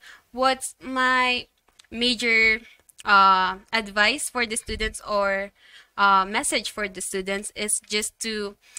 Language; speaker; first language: English; non-native, local second language; Filipino